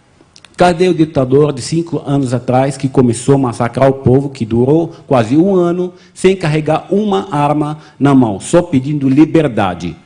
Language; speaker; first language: Portuguese; non-native, fluent; Arabic